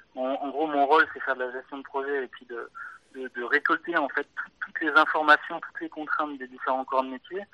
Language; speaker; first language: French; native; French